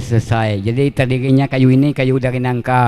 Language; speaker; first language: Malay; native; Malay